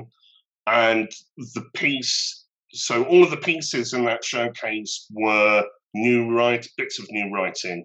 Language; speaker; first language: English; native; English